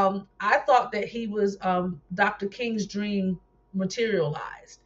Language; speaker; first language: English; native; English